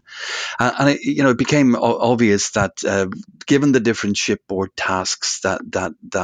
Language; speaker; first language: English; native; English